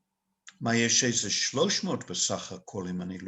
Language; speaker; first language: Hebrew; non-native, fluent; English